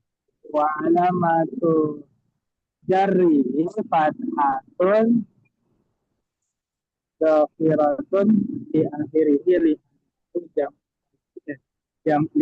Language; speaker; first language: Arabic; non-native, learner; Indonesian